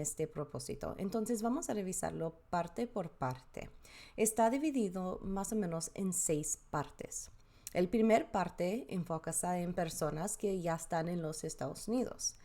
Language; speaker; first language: Spanish; early bilingual, heritage; Spanish